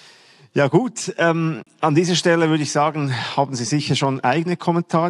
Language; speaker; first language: German; native; German